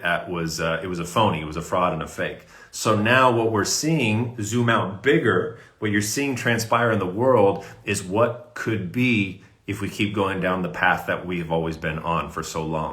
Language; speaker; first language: English; native; English